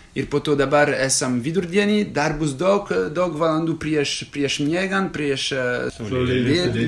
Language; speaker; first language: Lithuanian; non-native, fluent; French